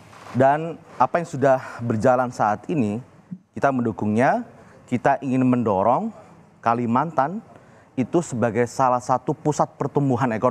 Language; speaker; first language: Indonesian; native; Indonesian